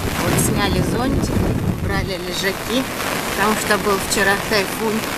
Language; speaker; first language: Russian; native; Russian